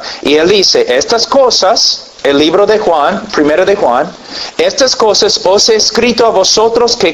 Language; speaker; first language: Spanish; non-native, fluent; English